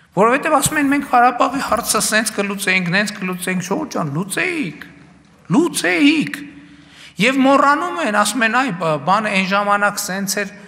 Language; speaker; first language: Armenian; native; Armenian